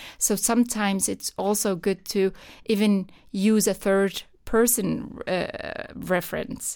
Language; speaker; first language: English; non-native, fluent; Persian